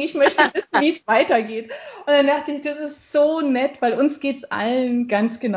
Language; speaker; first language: German; native; German